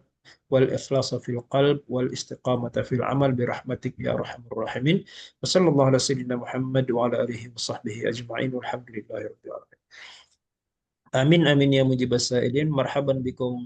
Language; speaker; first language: Arabic; non-native, fluent; Malay